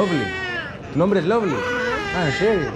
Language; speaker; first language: Spanish; non-native, learner; Greek